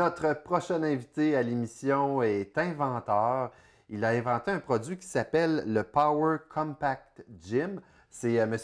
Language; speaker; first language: French; native; French